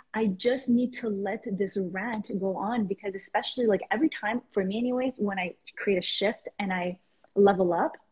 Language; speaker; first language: English; non-native, fluent; Persian